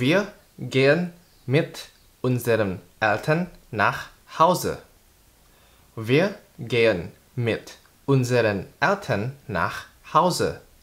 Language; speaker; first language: German; non-native, fluent; Indonesian